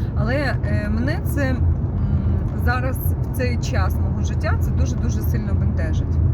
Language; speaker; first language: Ukrainian; non-native, local second language; Russian